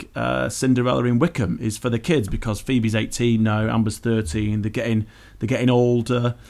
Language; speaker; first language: English; native; English